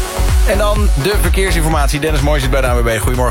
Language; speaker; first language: Dutch; native; Dutch